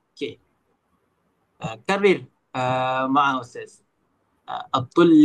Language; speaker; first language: Arabic; non-native, learner; Malay